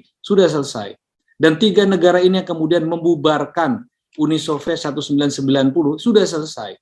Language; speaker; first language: Indonesian; native; Indonesian